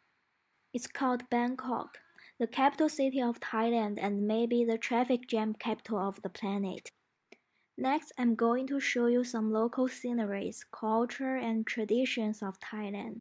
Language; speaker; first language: English; non-native, learner; Malay